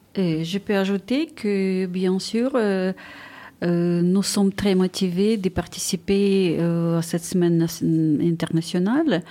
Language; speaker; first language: French; non-native, fluent; Ukrainian